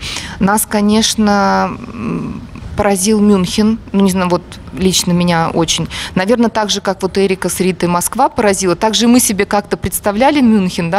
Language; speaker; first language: Russian; native; Russian